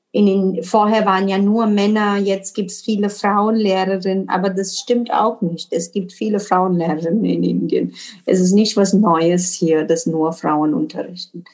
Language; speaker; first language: German; non-native, fluent; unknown